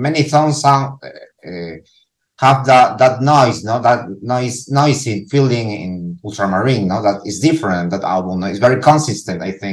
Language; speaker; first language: English; non-native, learner; Spanish